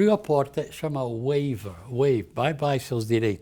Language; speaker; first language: Portuguese; non-native, fluent; English